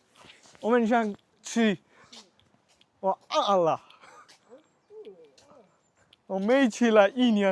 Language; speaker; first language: Chinese; non-native, learner; Bangla